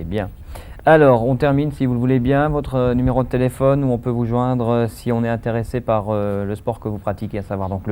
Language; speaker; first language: French; native; French